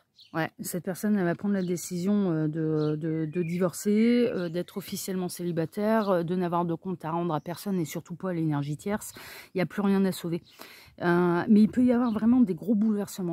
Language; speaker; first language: French; native; French